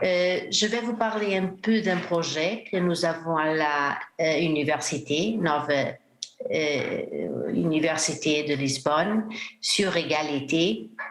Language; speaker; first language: French; non-native, fluent; Portuguese